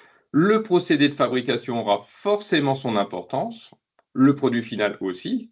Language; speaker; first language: French; native; French